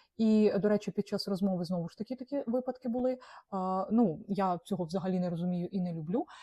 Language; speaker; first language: Ukrainian; non-native, local second language; Russian